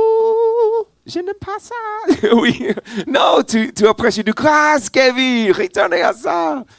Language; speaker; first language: French; non-native, learner; English